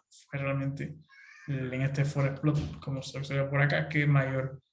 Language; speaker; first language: Spanish; native; Spanish